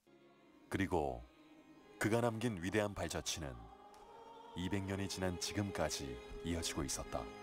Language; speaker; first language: Korean; native; Korean